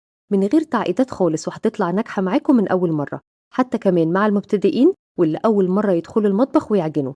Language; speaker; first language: Arabic; native; Arabic